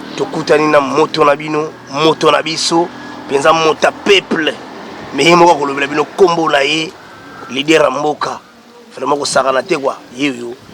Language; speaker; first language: Lingala; native; Lingala